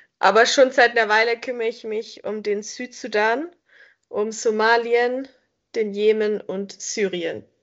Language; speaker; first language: German; native; German